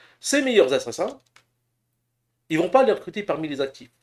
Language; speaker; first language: French; native; French